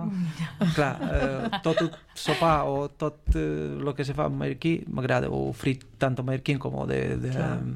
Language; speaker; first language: Catalan; non-native, fluent; Romanian